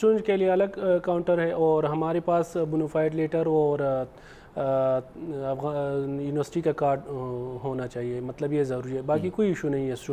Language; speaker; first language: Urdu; non-native, fluent; Pashto